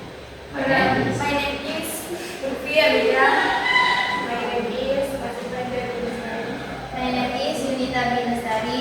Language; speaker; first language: English; non-native, learner; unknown